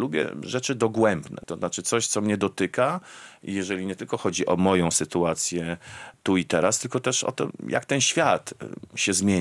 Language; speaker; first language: Polish; native; Polish